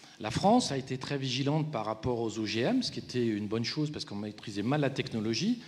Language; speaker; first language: French; native; French